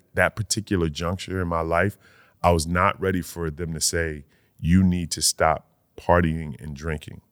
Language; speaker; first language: English; native; English